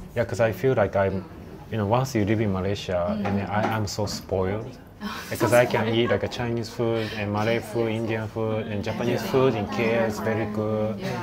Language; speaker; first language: English; non-native, fluent; Japanese